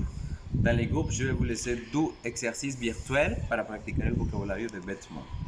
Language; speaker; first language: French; non-native, fluent; Spanish